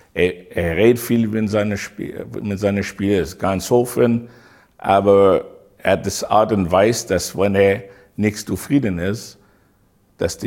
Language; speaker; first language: German; non-native, learner; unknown